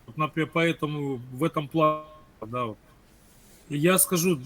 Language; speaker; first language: Russian; native; Russian